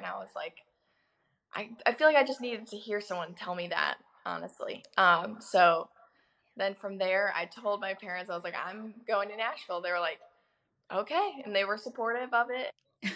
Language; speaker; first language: English; native; English